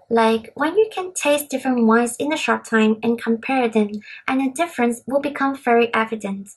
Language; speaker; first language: English; non-native, local second language; Cantonese